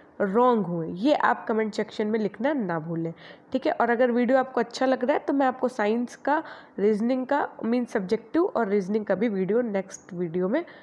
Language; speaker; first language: Hindi; native; Hindi